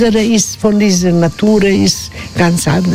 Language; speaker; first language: German; non-native, learner; Croatian